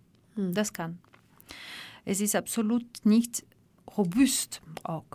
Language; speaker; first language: German; non-native, fluent; French